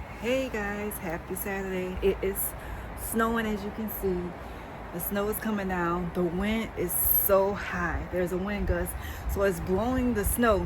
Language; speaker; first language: English; native; English